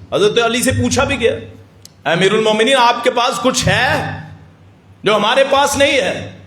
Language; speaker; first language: Urdu; non-native, local second language; Punjabi